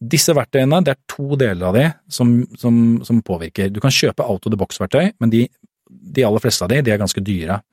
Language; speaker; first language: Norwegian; native; Norwegian